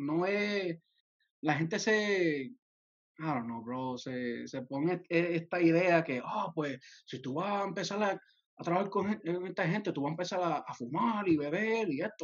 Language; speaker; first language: Spanish; early bilingual, heritage; Spanish